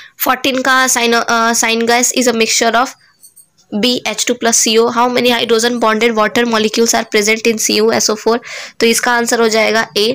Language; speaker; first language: Hindi; native; Hindi